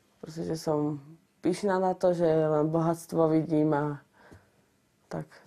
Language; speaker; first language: Slovak; native; Slovak